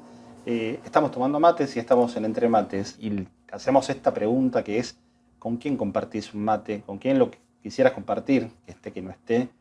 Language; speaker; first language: Spanish; native; Spanish